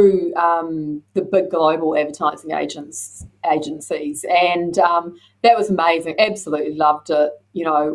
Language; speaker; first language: English; native; English